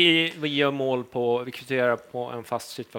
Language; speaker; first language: Swedish; native; Swedish